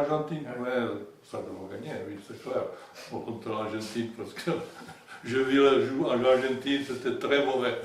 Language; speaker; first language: French; non-native, fluent; Czech